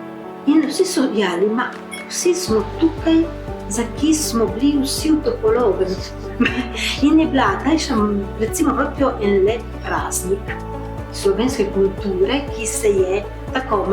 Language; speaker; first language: Slovenian; early bilingual, heritage; Slovenian